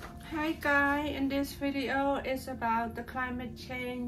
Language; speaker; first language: English; non-native, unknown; Khmer